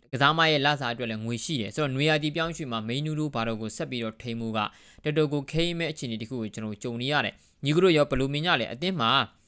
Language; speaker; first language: Burmese; native; Burmese